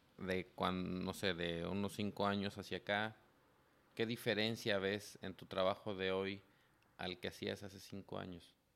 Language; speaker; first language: Spanish; native; Spanish